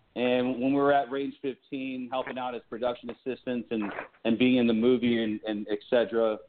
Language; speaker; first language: English; native; English